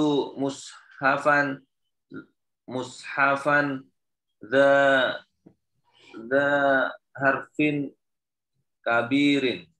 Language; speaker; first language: Arabic; non-native, learner; Indonesian